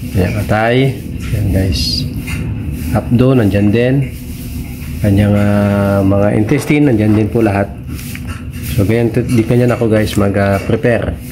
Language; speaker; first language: Filipino; non-native, local second language; Iloko